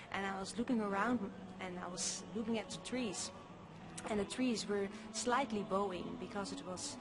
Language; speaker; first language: English; non-native, fluent; Dutch